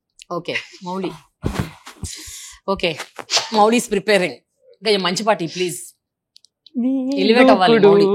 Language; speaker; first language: Telugu; native; Telugu